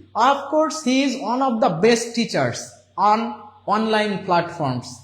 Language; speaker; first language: English; non-native, local second language; Bangla